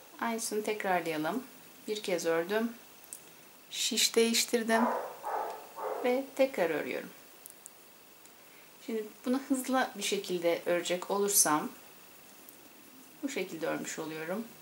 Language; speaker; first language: Turkish; native; Turkish